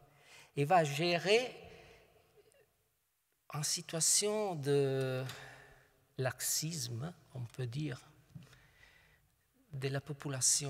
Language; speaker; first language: French; non-native, fluent; Italian